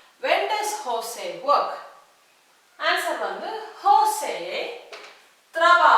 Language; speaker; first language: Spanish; non-native, fluent; Tamil